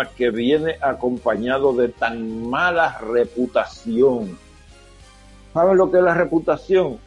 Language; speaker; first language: Spanish; native; Spanish